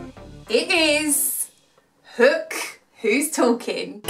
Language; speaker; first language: English; native; English